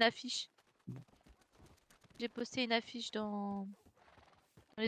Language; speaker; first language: French; native; French